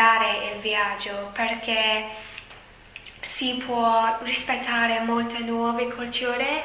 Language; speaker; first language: Italian; non-native, learner; English